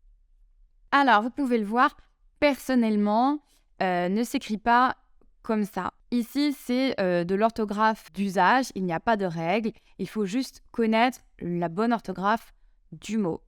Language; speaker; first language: French; native; French